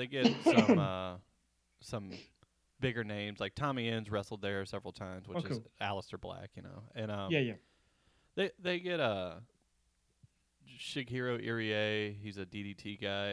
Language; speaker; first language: English; native; English